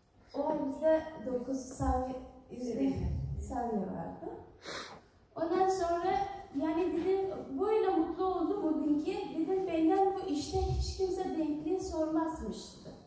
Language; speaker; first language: Turkish; non-native, learner; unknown